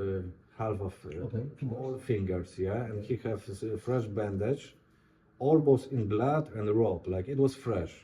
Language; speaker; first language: English; non-native, learner; Polish